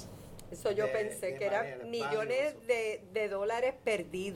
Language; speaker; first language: Spanish; native; Spanish